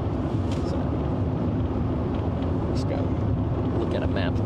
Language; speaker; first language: English; native; English